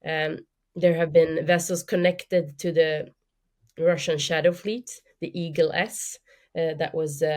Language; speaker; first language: English; non-native, fluent; Swedish